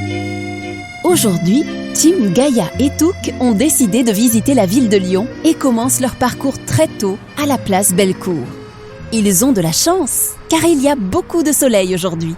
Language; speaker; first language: French; native; French